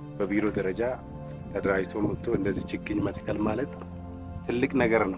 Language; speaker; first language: Amharic; non-native, local second language; Oromo